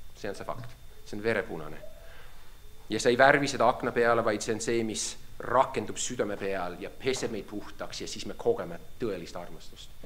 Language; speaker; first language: Estonian; non-native, fluent; English